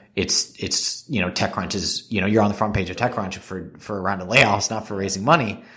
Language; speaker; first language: English; native; English